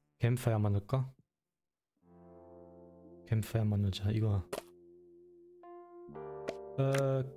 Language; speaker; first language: Korean; non-native, learner; German